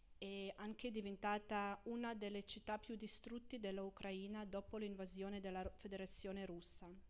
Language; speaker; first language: Italian; non-native, fluent; Ukrainian